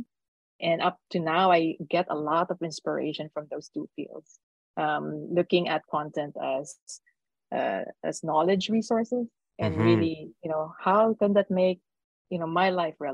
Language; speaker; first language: English; non-native, local second language; Filipino